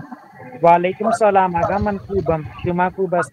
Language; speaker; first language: Persian; non-native, learner; Urdu